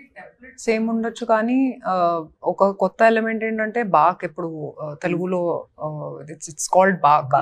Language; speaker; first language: Telugu; non-native, fluent; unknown